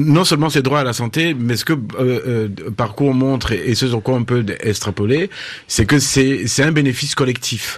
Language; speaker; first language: French; native; French